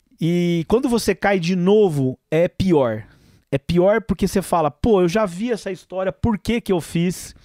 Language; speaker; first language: Portuguese; native; Portuguese